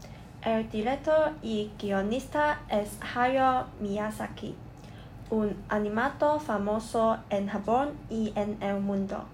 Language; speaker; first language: Spanish; non-native, learner; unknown